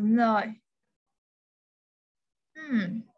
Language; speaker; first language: Vietnamese; native; Vietnamese